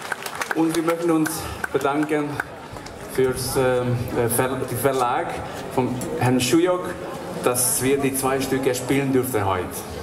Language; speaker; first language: German; non-native, fluent; Hungarian